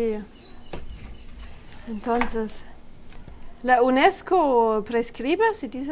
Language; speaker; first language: Spanish; non-native, learner; French